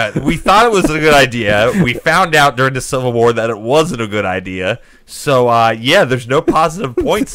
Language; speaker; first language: English; native; English